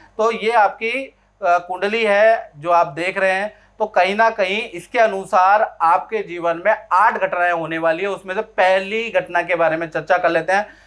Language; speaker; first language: Hindi; native; Hindi